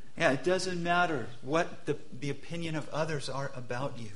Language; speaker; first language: English; native; English